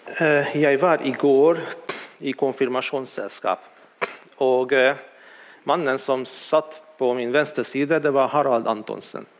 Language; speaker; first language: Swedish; non-native, fluent; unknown